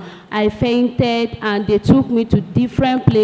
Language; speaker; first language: English; non-native, local second language; Igbo